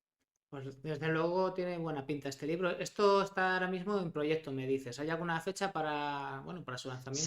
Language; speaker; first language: Spanish; native; Spanish